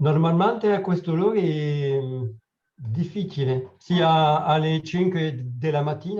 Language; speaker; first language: Italian; non-native, learner; French